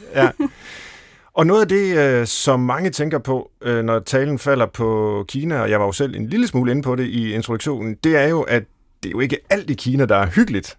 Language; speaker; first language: Danish; native; Danish